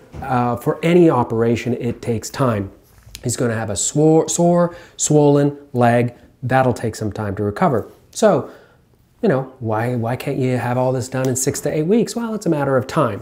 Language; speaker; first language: English; native; English